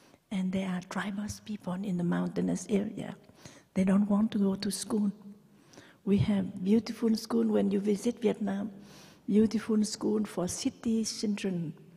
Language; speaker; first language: English; non-native, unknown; Vietnamese